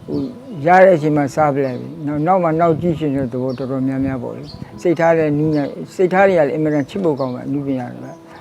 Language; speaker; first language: Burmese; native; Burmese